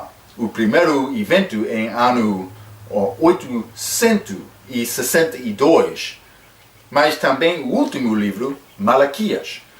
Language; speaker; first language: Portuguese; non-native, fluent; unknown